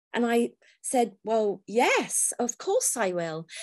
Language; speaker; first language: English; native; English